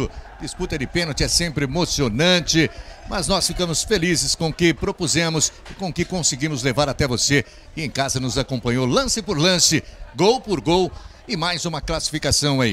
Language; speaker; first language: Portuguese; native; Portuguese